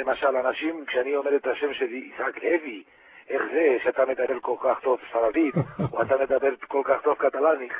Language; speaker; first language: Hebrew; non-native, fluent; Spanish